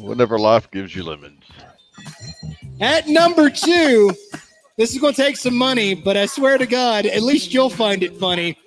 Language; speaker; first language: English; native; English